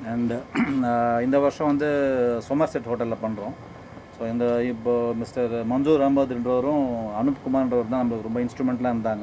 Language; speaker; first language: Tamil; native; Tamil